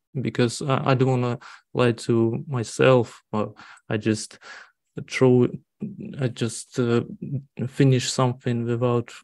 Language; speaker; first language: English; non-native, learner; Russian